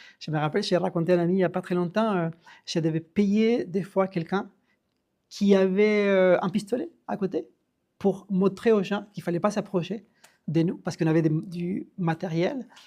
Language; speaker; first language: French; non-native, fluent; Spanish